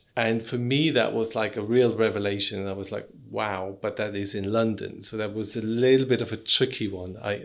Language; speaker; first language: English; non-native, fluent; German